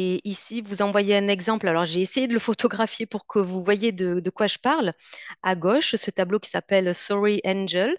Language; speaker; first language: French; native; French